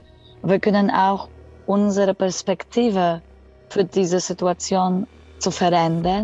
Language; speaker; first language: German; non-native, fluent; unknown